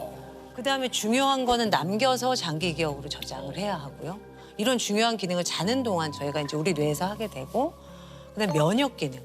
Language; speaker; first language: Korean; native; Korean